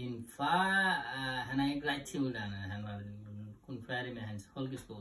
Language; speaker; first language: Danish; non-native, learner; Nepali